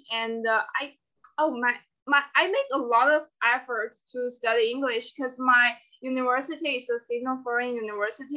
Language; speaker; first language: English; non-native, fluent; Chinese